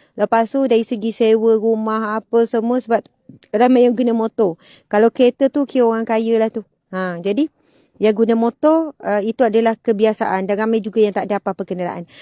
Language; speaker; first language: Malay; native; Malay